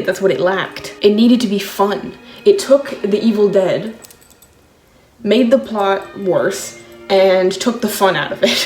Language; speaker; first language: English; native; English